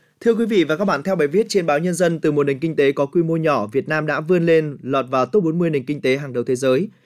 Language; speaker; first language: Vietnamese; native; Vietnamese